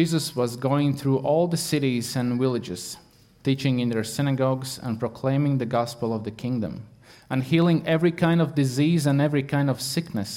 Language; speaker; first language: English; non-native, fluent; Latvian